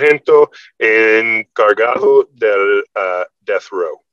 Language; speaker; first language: Spanish; non-native, learner; English